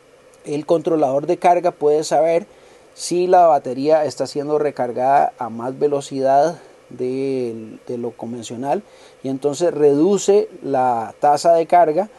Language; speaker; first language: Spanish; native; Spanish